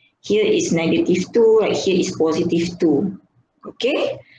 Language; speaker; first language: English; non-native, local second language; Malay